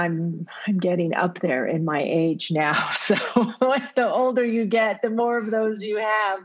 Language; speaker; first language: English; early bilingual, other home language; Italian